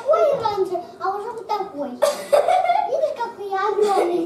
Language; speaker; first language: Russian; early bilingual, other home language; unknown